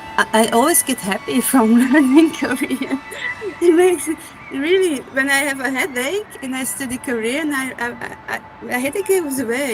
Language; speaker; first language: English; non-native, fluent; Dutch